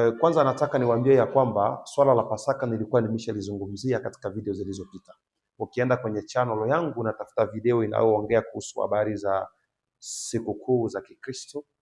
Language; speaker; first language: Swahili; native; Swahili